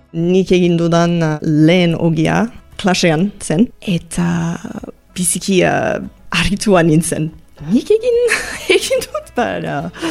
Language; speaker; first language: Basque; non-native, learner; English